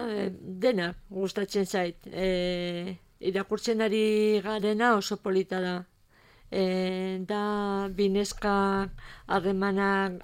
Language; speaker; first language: Basque; non-native, learner; Spanish